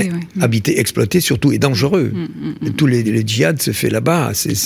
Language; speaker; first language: French; native; French